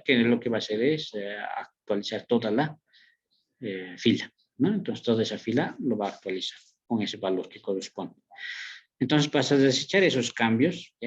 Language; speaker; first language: Spanish; native; Spanish